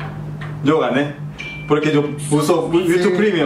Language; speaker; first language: Spanish; non-native, fluent; Korean